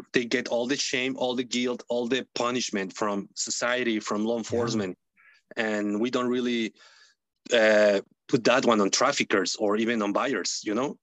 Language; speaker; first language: English; non-native, fluent; Spanish